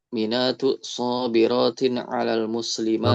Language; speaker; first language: Arabic; non-native, learner; Indonesian